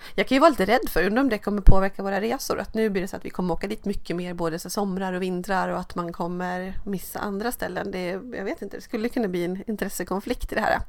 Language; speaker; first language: Swedish; native; Swedish